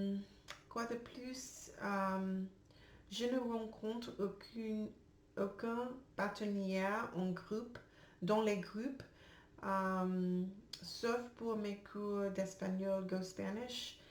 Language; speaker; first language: French; non-native, learner; English